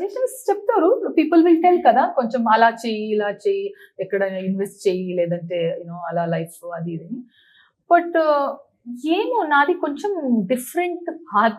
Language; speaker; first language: Telugu; non-native, local second language; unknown